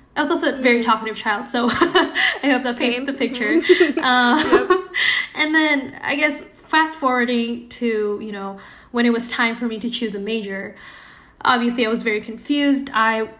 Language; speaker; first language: English; non-native, fluent; Indonesian